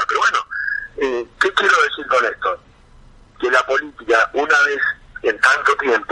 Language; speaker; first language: Spanish; native; Spanish